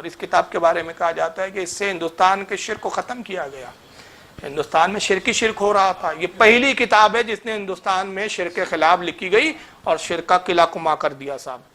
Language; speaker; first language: Urdu; native; Urdu